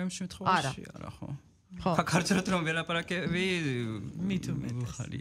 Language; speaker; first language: Georgian; non-native, fluent; Japanese